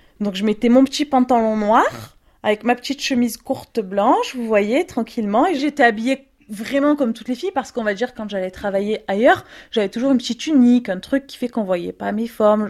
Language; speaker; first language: French; native; French